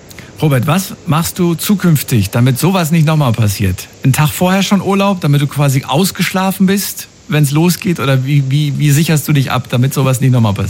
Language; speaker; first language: German; native; German